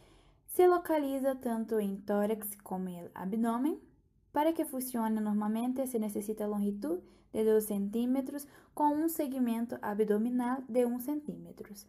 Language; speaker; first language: Portuguese; non-native, learner; Spanish